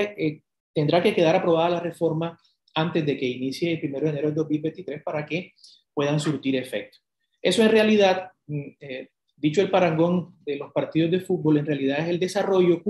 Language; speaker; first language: Spanish; native; Spanish